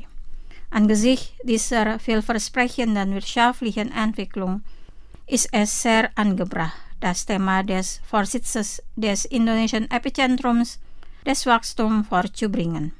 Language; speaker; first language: German; non-native, fluent; Indonesian